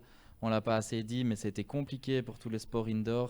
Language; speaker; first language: French; native; French